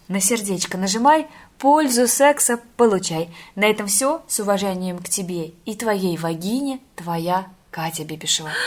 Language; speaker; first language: Russian; native; Russian